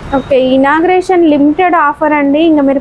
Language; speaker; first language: Telugu; native; Telugu